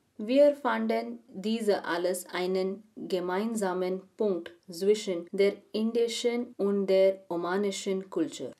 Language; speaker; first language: German; non-native, learner; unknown